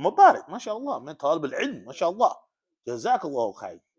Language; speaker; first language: Arabic; non-native, fluent; English